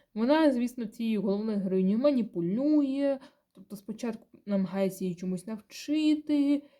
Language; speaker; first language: Ukrainian; non-native, local second language; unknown